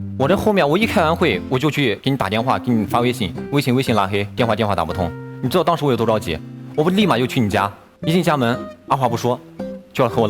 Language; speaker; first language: Chinese; native; Chinese